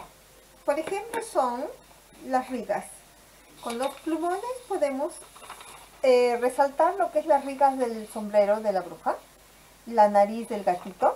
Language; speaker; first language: Spanish; native; Spanish